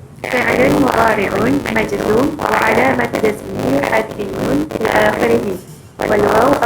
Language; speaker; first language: Arabic; non-native, learner; Malay